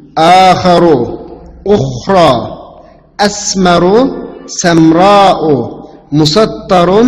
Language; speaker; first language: Arabic; non-native, fluent; Uyghur